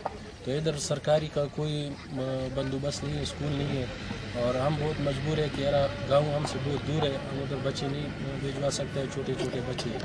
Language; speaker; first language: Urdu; non-native, local second language; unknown